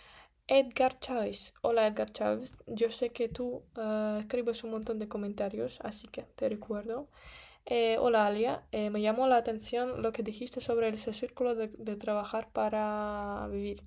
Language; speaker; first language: Spanish; non-native, fluent; Russian